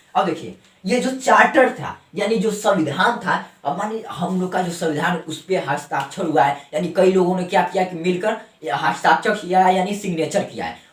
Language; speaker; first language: Hindi; native; Hindi